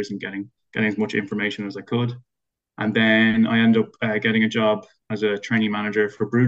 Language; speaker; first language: English; native; English